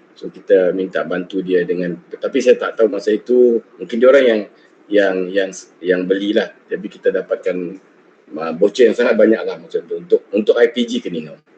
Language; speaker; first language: Malay; native; Malay